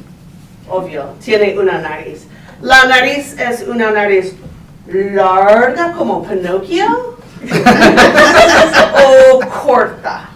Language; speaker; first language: Spanish; non-native, fluent; English